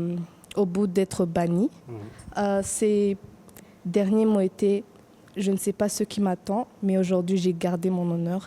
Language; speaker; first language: French; non-native, fluent; English